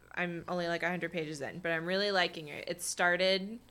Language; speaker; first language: English; native; English